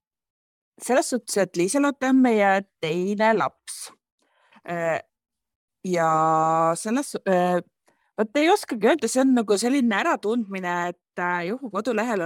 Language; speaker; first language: Estonian; native; Estonian